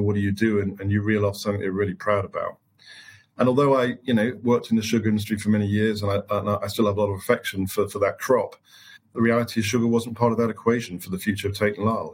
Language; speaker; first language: English; native; English